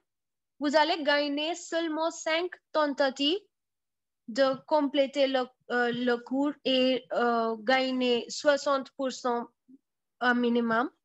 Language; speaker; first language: French; non-native, fluent; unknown